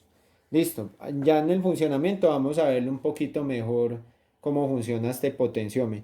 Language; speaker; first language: Spanish; native; Spanish